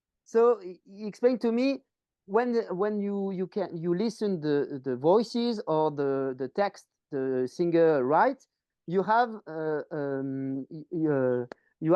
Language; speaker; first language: English; non-native, learner; French